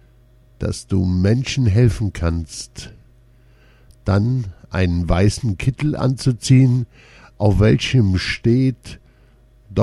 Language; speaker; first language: German; non-native, fluent; Portuguese